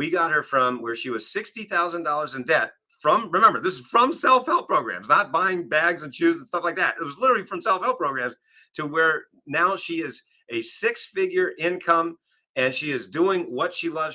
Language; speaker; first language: English; native; English